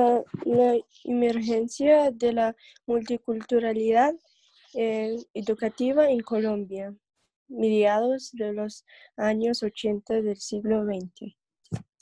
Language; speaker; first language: Spanish; non-native, learner; English